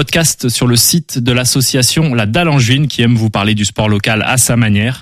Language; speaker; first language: French; native; French